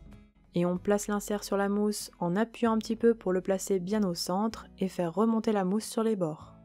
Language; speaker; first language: French; native; French